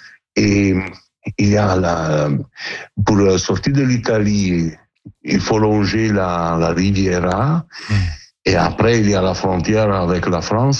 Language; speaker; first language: French; non-native, learner; Italian